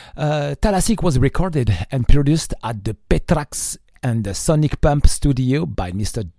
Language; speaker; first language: English; non-native, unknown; French